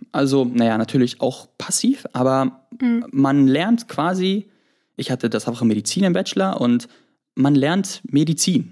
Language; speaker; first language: German; early bilingual, other home language; Greek